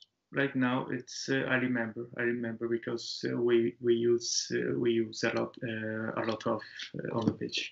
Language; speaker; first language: English; non-native, learner; Japanese